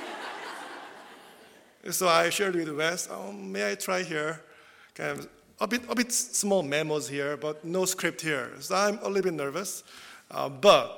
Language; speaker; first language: English; non-native, fluent; Korean